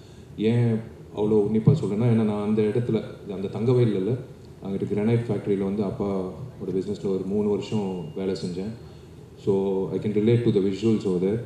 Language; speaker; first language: Tamil; native; Tamil